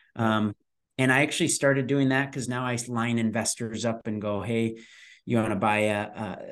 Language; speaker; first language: English; native; English